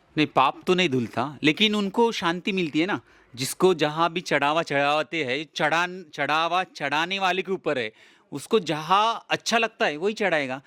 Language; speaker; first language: Hindi; non-native, local second language; Marathi